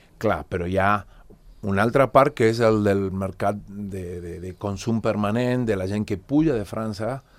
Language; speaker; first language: Catalan; non-native, fluent; Spanish